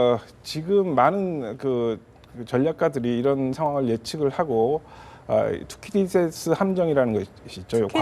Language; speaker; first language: Korean; native; Korean